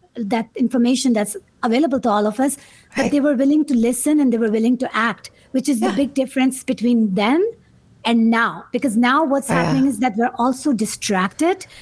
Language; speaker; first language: English; non-native, local second language; Urdu